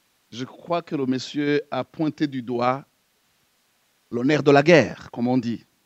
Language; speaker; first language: French; non-native, local second language; Rundi